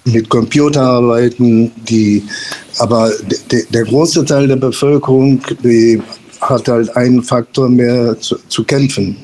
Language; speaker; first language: German; non-native, fluent; Spanish